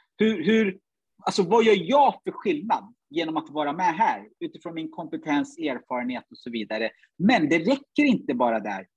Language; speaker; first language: Swedish; early bilingual, other home language; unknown